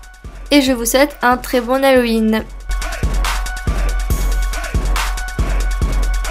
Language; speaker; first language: French; native; French